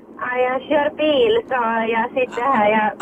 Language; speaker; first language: Swedish; non-native, fluent; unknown